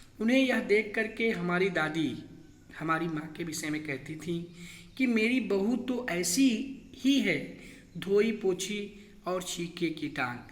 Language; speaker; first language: Hindi; native; Hindi